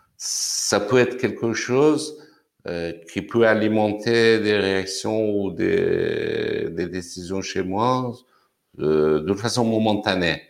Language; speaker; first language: French; non-native, fluent; Persian